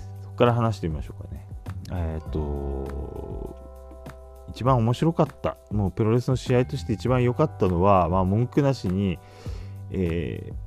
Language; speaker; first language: Japanese; native; Japanese